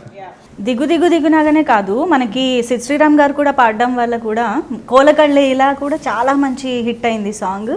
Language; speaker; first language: Telugu; native; Telugu